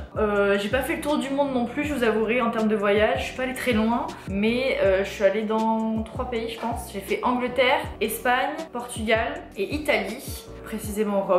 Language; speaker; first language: French; native; French